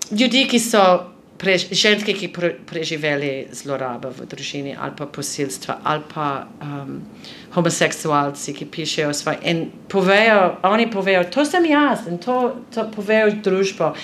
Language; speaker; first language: Slovenian; non-native, fluent; English